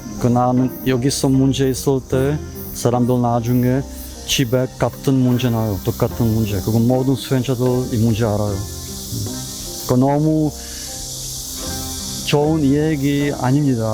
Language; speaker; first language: Korean; non-native, learner; Czech